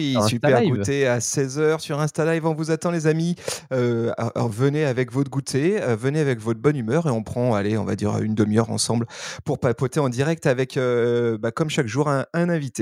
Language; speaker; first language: French; native; French